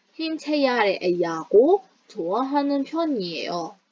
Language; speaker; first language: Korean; non-native, fluent; Burmese